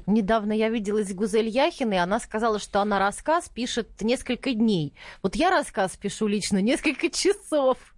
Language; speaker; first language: Russian; native; Russian